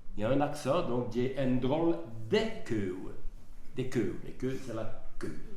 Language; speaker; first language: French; non-native, local second language; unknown